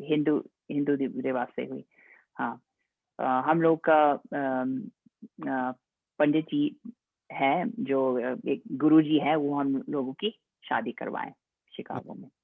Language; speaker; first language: Hindi; non-native, fluent; English